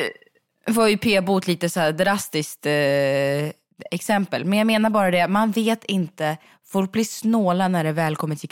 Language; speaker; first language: Swedish; native; Swedish